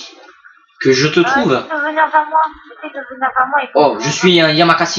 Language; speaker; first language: French; native; French